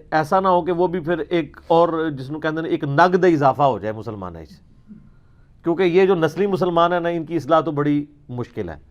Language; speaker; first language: Urdu; non-native, local second language; Punjabi